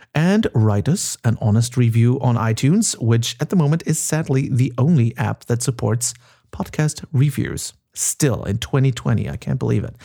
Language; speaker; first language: English; non-native, fluent; German